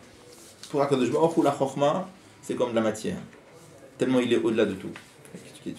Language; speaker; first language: French; native; French